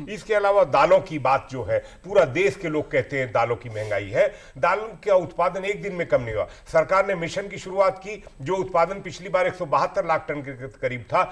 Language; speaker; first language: Hindi; native; Hindi